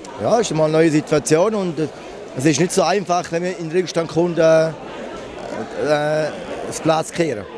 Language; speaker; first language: German; native; German